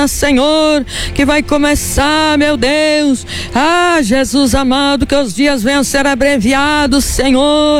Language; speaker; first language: Portuguese; native; Portuguese